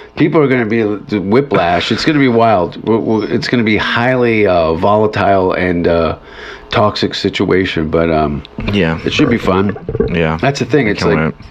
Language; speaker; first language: English; native; English